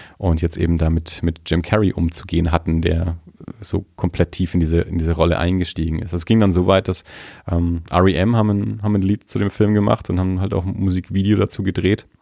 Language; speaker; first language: German; native; German